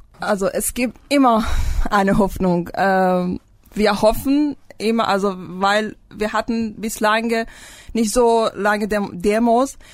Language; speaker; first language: German; non-native, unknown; Persian